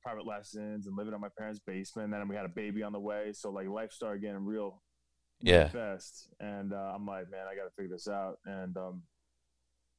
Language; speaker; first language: English; native; English